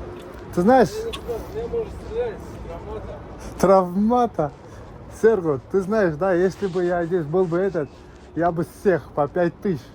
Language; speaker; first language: Russian; non-native, local second language; Kyrgyz